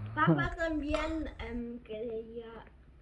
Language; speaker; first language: Spanish; early bilingual, heritage; German